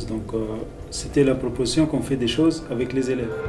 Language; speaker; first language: French; non-native, local second language; Arabic